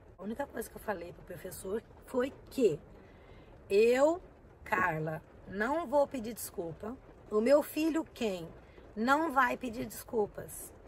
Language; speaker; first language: Portuguese; native; Portuguese